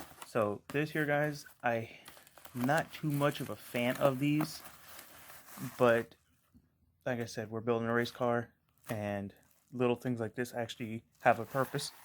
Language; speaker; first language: English; native; English